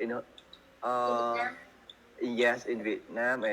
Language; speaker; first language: English; non-native, learner; Vietnamese